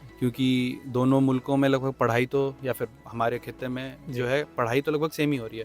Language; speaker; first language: Hindi; native; Hindi